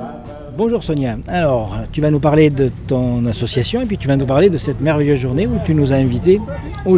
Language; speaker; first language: French; native; French